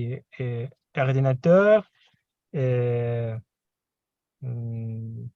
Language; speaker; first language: French; non-native, learner; Russian